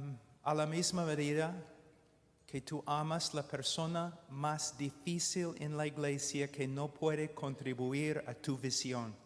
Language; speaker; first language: Spanish; non-native, fluent; English